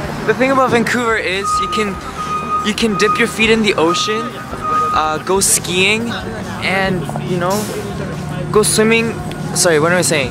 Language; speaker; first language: English; early bilingual, other home language; Korean